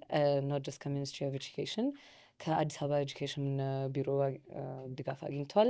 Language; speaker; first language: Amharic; native; Amharic